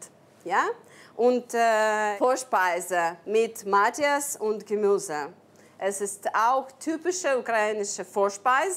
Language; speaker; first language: German; non-native, learner; Ukrainian